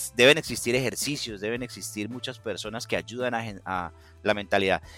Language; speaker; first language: Spanish; native; Spanish